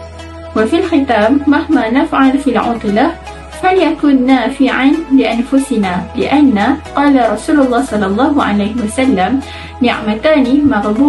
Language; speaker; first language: Arabic; non-native, learner; Malay